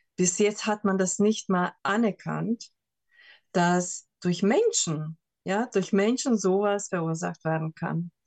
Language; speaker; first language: German; non-native, fluent; Hungarian